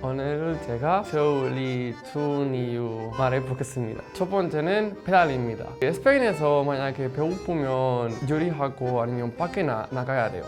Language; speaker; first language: Korean; non-native, learner; Spanish